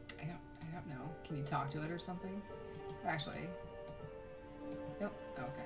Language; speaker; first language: English; native; English